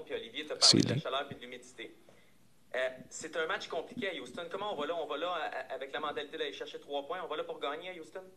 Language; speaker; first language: French; native; French